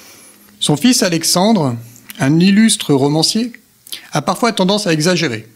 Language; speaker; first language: French; native; French